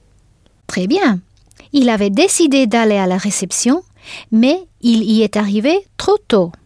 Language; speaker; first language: French; non-native, fluent; English